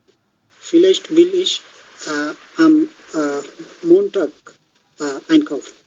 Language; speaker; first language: German; non-native, learner; Bangla